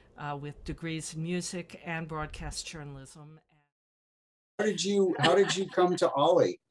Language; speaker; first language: English; native; English